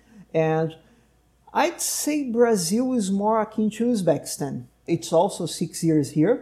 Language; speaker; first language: English; non-native, fluent; Portuguese